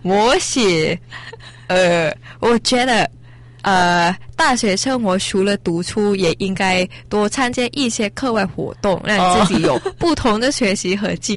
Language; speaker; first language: Chinese; non-native, learner; Thai